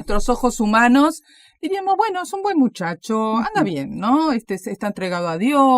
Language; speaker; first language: Spanish; native; Spanish